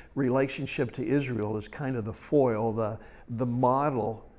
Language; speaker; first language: English; native; English